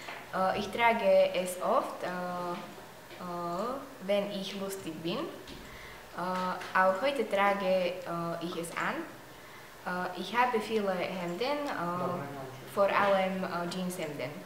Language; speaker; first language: German; non-native, learner; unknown